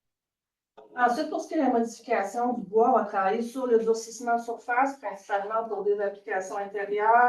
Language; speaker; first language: French; native; French